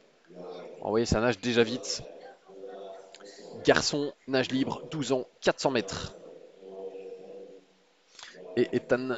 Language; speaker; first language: French; native; French